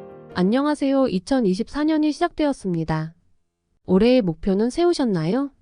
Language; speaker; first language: Korean; native; Korean